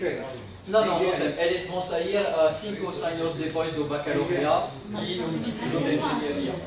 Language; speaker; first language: Portuguese; non-native, fluent; French